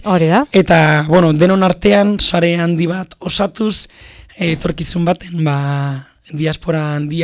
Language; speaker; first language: Basque; native; Basque